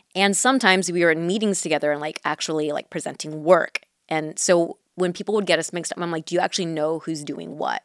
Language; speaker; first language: English; early bilingual, other home language; Chinese